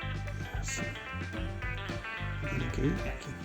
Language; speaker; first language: Spanish; native; Spanish